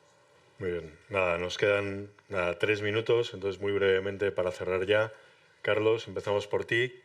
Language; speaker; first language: Spanish; native; Spanish